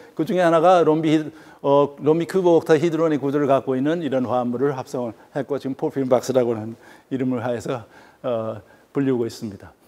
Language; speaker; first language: Korean; native; Korean